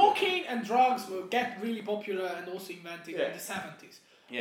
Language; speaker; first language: English; non-native, fluent; Hungarian